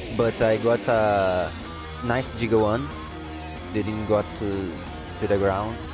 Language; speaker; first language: English; non-native, learner; Portuguese